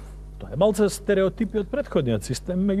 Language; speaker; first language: Macedonian; native; Macedonian